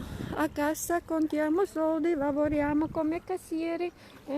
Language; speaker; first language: Italian; non-native, learner; Latvian